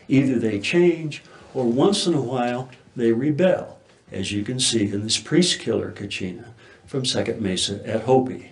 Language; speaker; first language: English; native; English